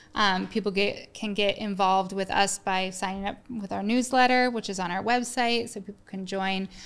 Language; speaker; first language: English; native; English